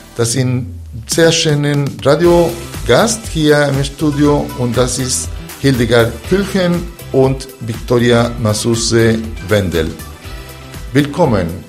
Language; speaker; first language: German; non-native, learner; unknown